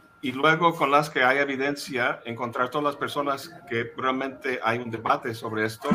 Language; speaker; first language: Spanish; non-native, fluent; English